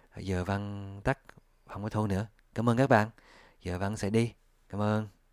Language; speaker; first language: Vietnamese; early bilingual, heritage; English